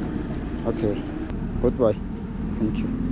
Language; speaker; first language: English; non-native, learner; Armenian